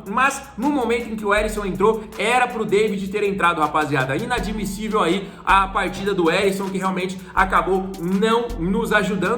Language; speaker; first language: Portuguese; native; Portuguese